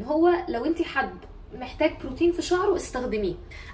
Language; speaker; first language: Arabic; native; Arabic